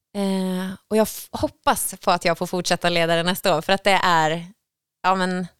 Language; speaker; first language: Swedish; native; Swedish